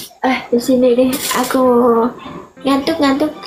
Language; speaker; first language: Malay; non-native, learner; Vietnamese